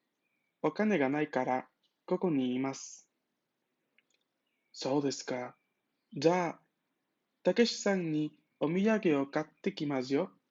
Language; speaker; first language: Japanese; non-native, fluent; Spanish